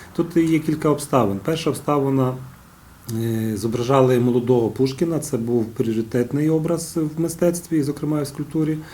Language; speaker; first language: Ukrainian; native; Ukrainian